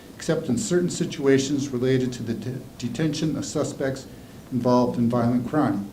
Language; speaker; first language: English; early bilingual, other home language; Spanish